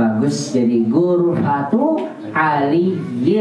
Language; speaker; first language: Arabic; non-native, fluent; Indonesian